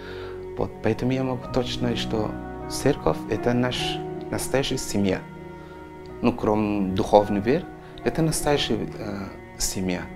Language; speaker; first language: Russian; non-native, learner; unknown